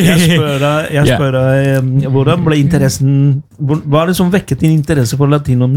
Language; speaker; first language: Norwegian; non-native, fluent; Spanish